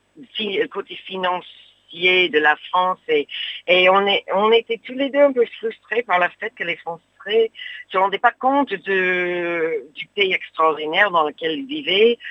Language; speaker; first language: French; non-native, fluent; English